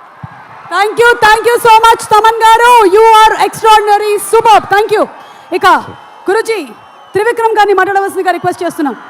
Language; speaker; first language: Telugu; native; Telugu